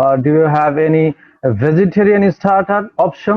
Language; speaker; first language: English; non-native, learner; Bangla